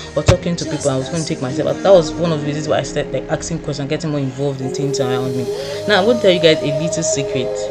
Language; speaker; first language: English; non-native, local second language; Yoruba